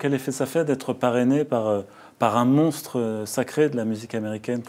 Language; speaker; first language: French; native; French